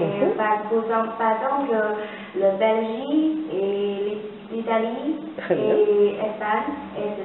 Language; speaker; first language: French; non-native, learner; Chinese